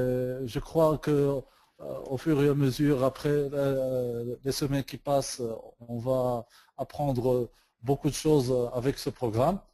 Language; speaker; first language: French; non-native, learner; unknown